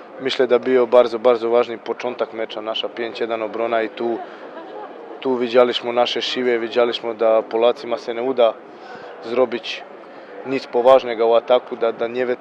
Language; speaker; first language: Polish; non-native, learner; Croatian